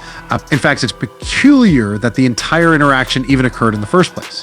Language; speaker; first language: English; native; English